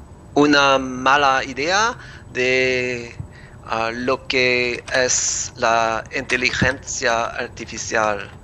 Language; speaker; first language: Spanish; non-native, learner; English